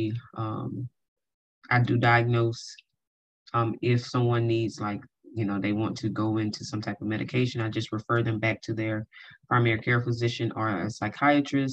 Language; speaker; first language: English; native; English